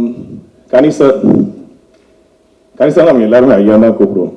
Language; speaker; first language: Tamil; non-native, local second language; Malayalam